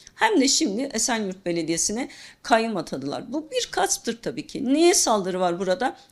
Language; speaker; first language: Turkish; non-native, local second language; Kurdish